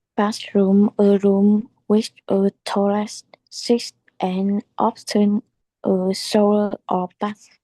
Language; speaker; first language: English; non-native, learner; Chinese